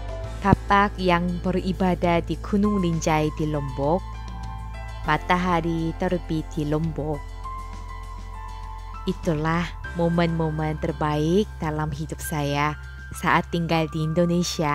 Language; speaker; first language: Indonesian; non-native, fluent; Korean